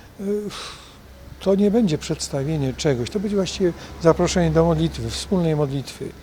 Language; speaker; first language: Polish; native; Polish